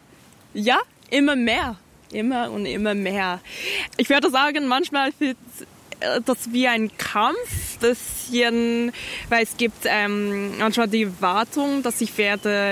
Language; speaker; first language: German; non-native, fluent; English